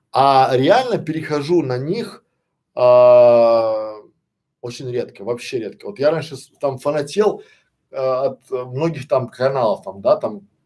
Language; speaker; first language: Russian; native; Russian